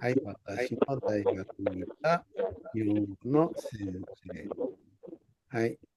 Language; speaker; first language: Japanese; non-native, fluent; Indonesian